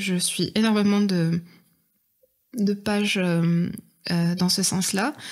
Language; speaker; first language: French; non-native, local second language; Arabic